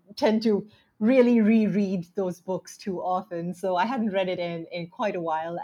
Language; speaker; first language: English; non-native, local second language; Sinhala